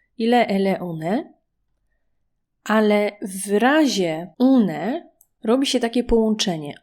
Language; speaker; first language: Polish; native; Polish